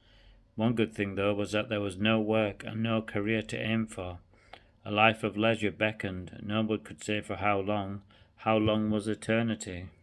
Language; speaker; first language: English; native; English